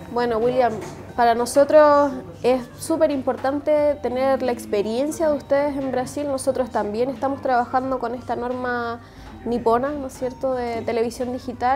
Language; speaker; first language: Spanish; native; Spanish